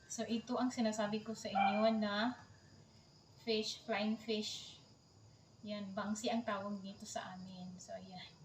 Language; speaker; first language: Filipino; non-native, local second language; Cebuano